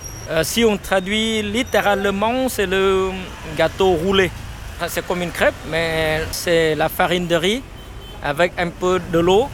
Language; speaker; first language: French; non-native, fluent; Vietnamese